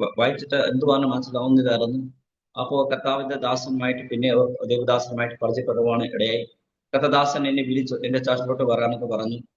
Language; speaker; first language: Malayalam; non-native, fluent; Nepali